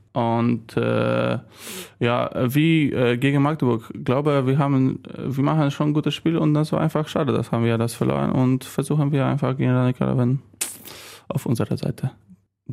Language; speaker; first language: German; non-native, learner; Polish